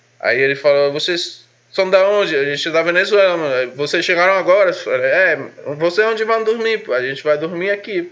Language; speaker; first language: Portuguese; non-native, fluent; Spanish